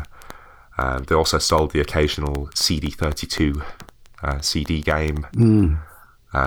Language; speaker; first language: English; native; English